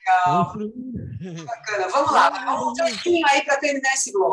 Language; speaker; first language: Portuguese; native; Portuguese